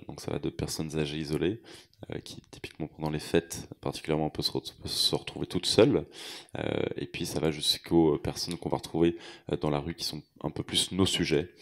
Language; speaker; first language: French; native; French